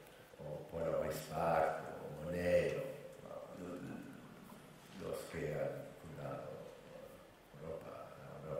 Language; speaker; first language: Spanish; non-native, fluent; English